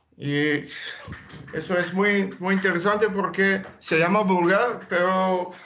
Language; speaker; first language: Spanish; non-native, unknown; Bulgarian